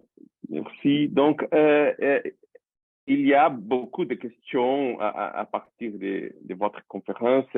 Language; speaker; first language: French; non-native, fluent; Portuguese